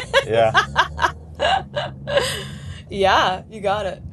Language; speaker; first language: English; native; English